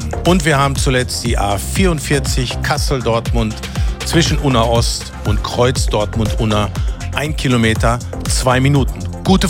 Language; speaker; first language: German; native; German